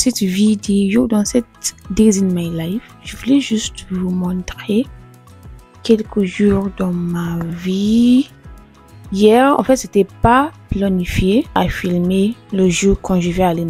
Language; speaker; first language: French; non-native, learner; English